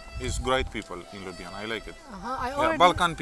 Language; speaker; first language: English; non-native, learner; Romanian